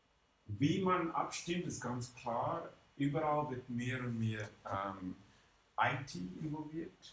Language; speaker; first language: German; non-native, fluent; English